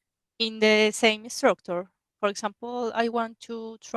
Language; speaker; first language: English; non-native, learner; Spanish